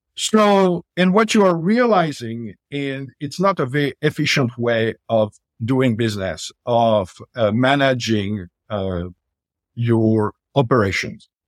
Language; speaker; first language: English; non-native, fluent; French